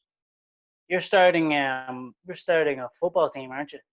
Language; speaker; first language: English; native; English